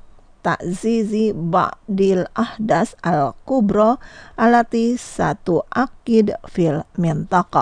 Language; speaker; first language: Arabic; non-native, fluent; Indonesian